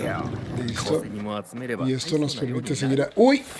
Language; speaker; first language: Spanish; native; Spanish